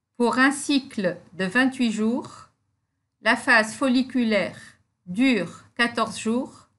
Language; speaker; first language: French; non-native, local second language; Arabic